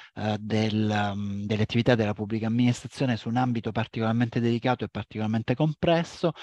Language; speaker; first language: Italian; native; Italian